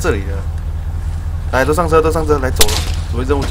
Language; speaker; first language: Chinese; native; Chinese